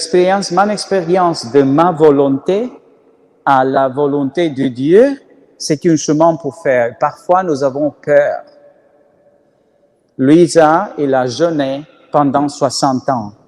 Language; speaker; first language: French; non-native, learner; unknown